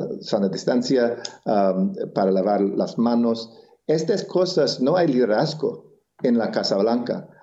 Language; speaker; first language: Spanish; non-native, local second language; English